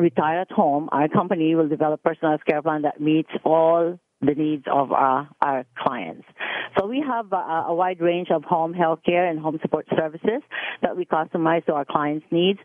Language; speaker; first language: English; non-native, local second language; Filipino